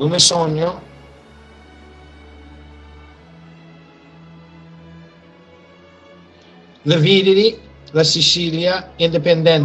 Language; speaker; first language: Italian; early bilingual, heritage; English